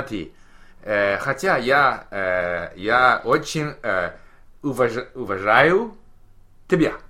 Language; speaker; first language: Russian; non-native, learner; English